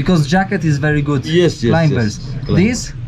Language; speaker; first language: English; non-native, learner; Polish